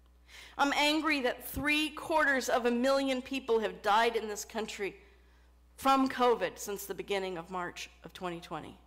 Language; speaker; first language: English; native; English